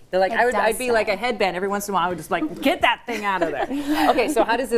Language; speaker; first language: English; native; English